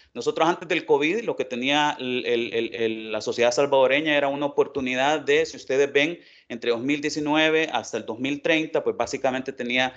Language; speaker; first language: Spanish; native; Spanish